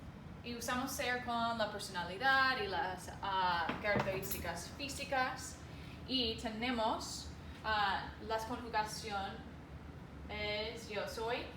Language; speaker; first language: Spanish; non-native, fluent; English